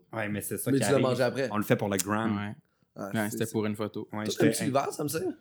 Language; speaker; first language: French; native; French